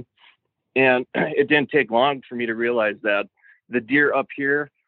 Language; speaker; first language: English; native; English